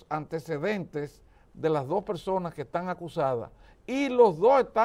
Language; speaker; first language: Spanish; native; Spanish